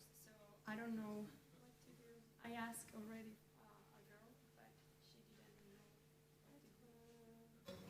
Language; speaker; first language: English; non-native, fluent; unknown